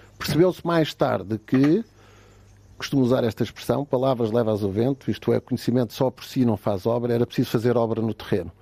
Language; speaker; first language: Portuguese; native; Portuguese